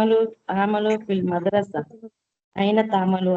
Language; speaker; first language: Arabic; non-native, learner; Tamil